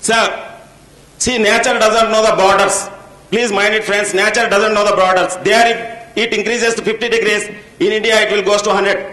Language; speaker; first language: English; non-native, local second language; Telugu